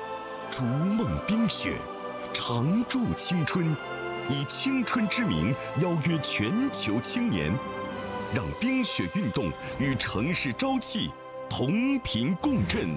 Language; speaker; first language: Chinese; native; Chinese